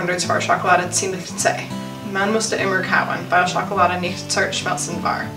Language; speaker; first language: German; non-native, learner; English